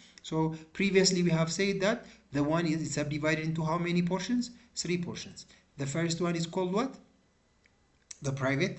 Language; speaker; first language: English; non-native, local second language; Amharic